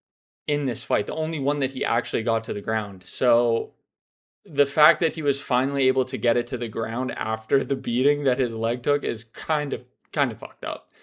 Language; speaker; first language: English; native; English